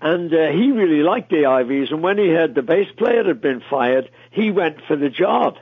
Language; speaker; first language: English; native; English